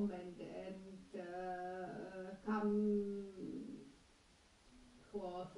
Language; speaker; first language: English; non-native, learner; German